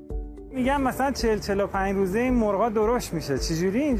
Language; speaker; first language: Persian; native; Persian